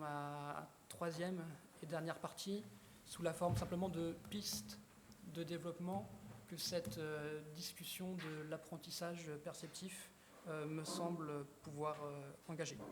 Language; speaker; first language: French; native; French